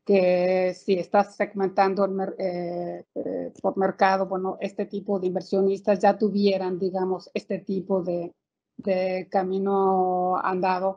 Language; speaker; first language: Spanish; native; Spanish